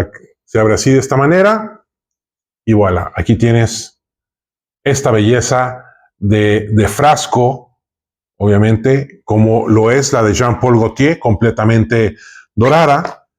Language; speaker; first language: Spanish; native; Spanish